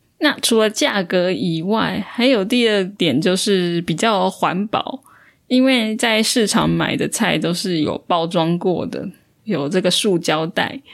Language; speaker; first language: Chinese; native; Chinese